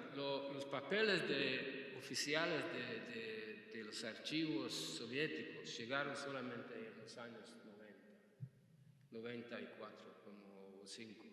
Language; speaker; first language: Spanish; non-native, fluent; Hungarian